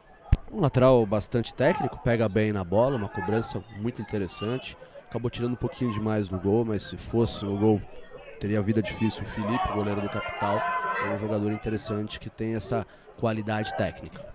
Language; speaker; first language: Portuguese; native; Portuguese